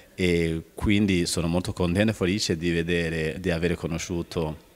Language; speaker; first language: Italian; non-native, fluent; Rundi